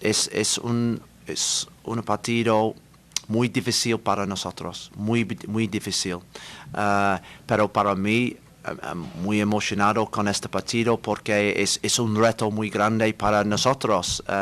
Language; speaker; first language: Spanish; non-native, learner; English